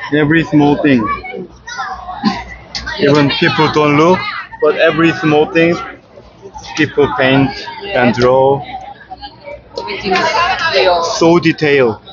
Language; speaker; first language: English; non-native, learner; Korean